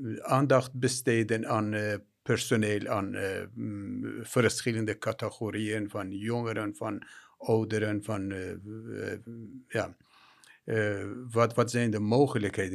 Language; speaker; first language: Dutch; non-native, fluent; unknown